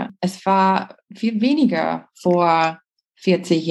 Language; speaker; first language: German; non-native, fluent; English